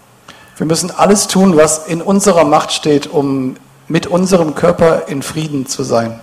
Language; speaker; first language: German; native; German